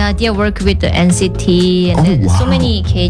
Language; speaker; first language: English; non-native, learner; Indonesian